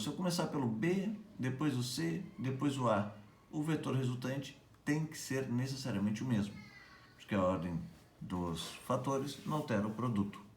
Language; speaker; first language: Portuguese; native; Portuguese